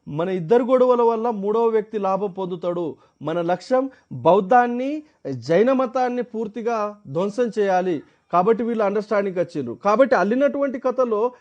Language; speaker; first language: Telugu; non-native, local second language; Marathi